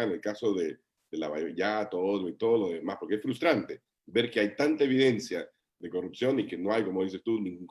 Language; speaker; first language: Spanish; native; Spanish